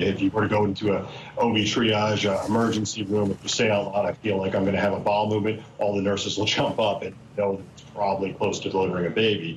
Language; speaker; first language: English; native; English